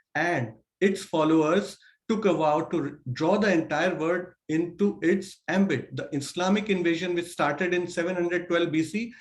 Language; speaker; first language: English; non-native, local second language; Hindi